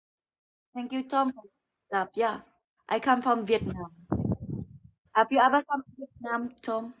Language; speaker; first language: English; non-native, learner; Vietnamese